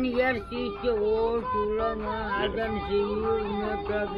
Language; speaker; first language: English; non-native, learner; Nepali